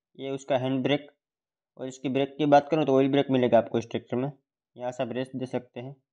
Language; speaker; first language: Hindi; non-native, local second language; Gujarati